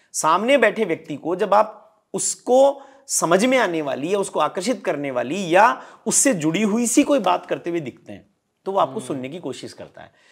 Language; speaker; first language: Hindi; native; Hindi